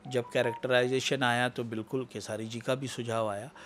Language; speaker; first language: Hindi; non-native, local second language; Marathi